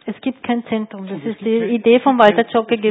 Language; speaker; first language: German; native; German